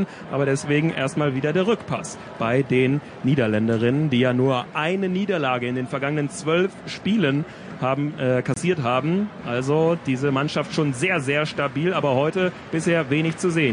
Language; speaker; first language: German; native; German